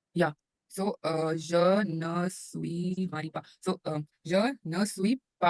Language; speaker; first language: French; non-native, learner; Hindi